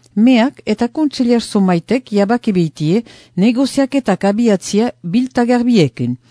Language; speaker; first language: Basque; native; Basque